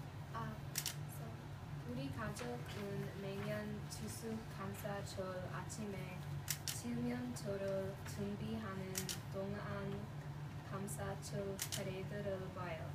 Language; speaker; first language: Korean; non-native, learner; English